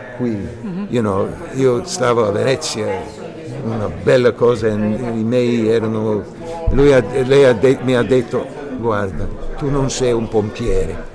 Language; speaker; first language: Italian; early bilingual, heritage; English